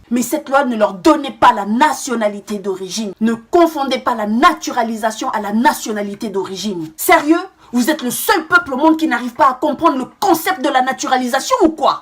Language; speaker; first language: French; non-native, local second language; Kongo